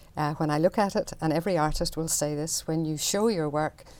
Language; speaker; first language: English; native; English